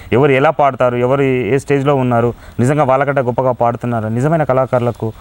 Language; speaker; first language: Telugu; native; Telugu